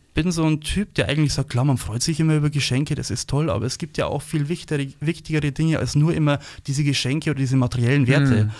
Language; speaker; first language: German; native; German